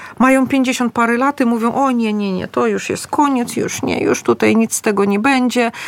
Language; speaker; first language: Polish; early bilingual, other home language; Russian